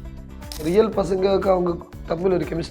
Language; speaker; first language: Tamil; non-native, learner; Malayalam